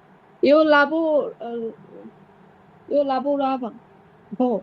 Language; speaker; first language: Italian; non-native, learner; Bangla